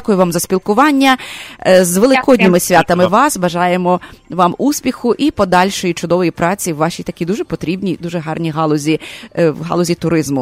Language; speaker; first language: Ukrainian; native; Ukrainian